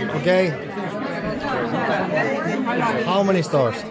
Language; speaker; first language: English; non-native, learner; Finnish